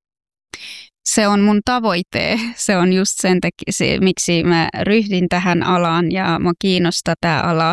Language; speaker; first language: Finnish; non-native, fluent; Persian